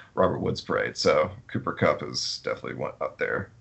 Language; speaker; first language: English; native; English